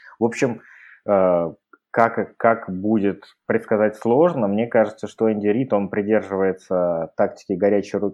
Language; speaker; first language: Russian; native; Russian